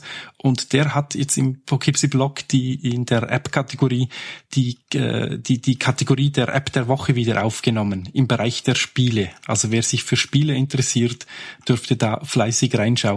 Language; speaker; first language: German; native; German